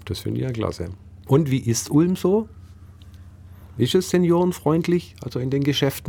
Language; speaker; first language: German; native; German